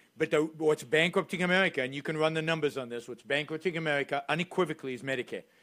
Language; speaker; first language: English; native; English